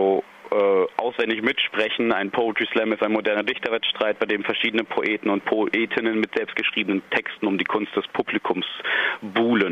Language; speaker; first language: German; native; German